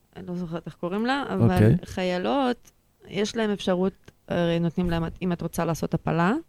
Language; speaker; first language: Hebrew; early bilingual, other home language; Russian